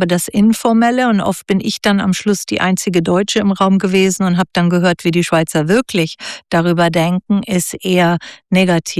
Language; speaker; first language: German; native; German